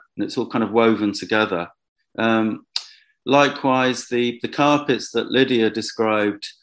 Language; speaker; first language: English; native; English